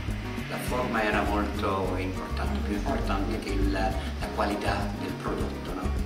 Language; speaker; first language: Italian; non-native, learner; German